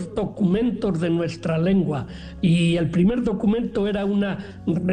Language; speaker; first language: Spanish; native; Spanish